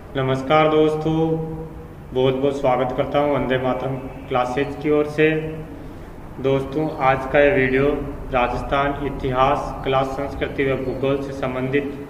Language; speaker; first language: Hindi; native; Hindi